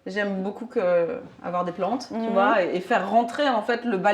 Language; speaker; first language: French; native; French